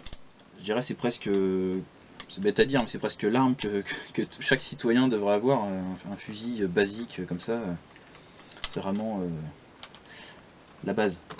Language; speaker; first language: French; native; French